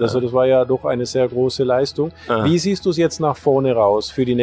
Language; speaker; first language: German; native; German